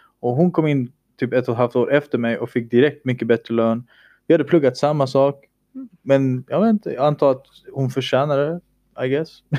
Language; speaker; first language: Swedish; early bilingual, other home language; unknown